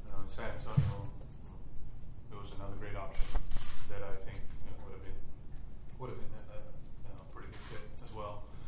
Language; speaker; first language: English; non-native, fluent; Spanish